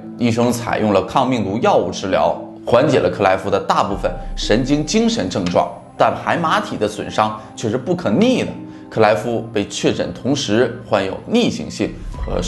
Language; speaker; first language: Chinese; native; Chinese